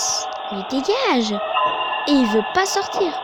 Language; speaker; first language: French; native; French